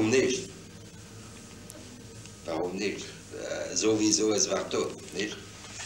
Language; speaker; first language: German; non-native, fluent; French